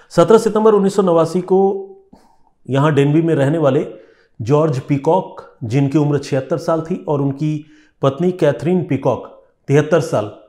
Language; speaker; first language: Hindi; non-native, local second language; Bangla